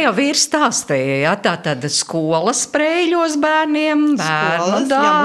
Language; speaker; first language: Latvian; native; Latvian